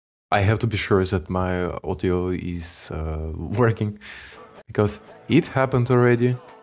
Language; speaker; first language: English; non-native, fluent; Russian